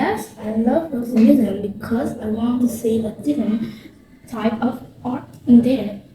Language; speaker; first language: English; non-native, learner; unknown